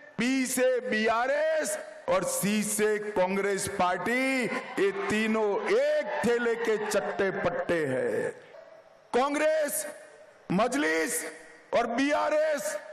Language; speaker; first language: Hindi; non-native, local second language; Gujarati